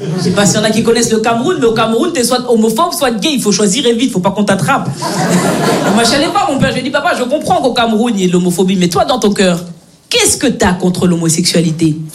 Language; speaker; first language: French; native; French